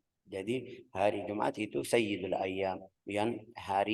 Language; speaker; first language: Indonesian; non-native, fluent; Arabic